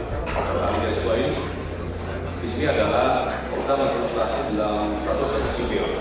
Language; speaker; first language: Indonesian; native; Indonesian